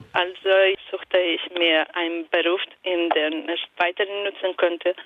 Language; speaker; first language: German; non-native, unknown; Italian